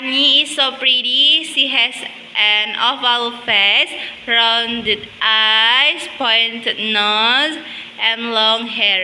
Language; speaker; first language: English; non-native, learner; Indonesian